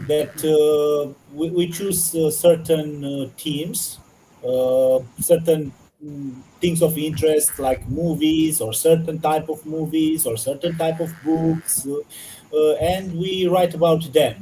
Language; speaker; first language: English; non-native, learner; Romanian